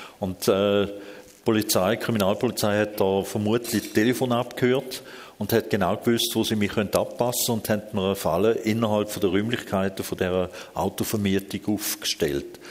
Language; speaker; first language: German; early bilingual, other home language; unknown